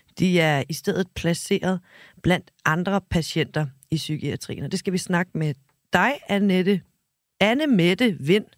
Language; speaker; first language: Danish; native; Danish